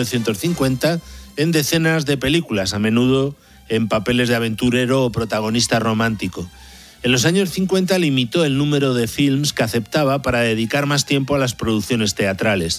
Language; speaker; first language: Spanish; native; Spanish